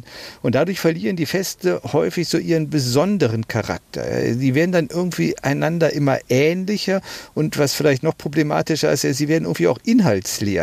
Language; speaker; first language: German; native; German